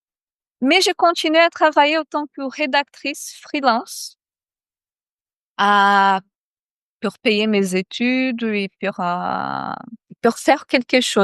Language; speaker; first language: French; non-native, fluent; Portuguese